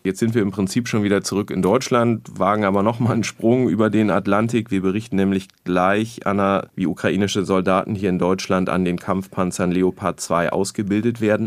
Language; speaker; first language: German; native; German